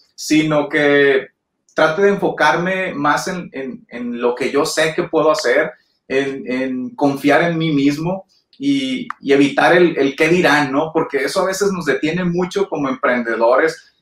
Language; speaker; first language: Spanish; native; Spanish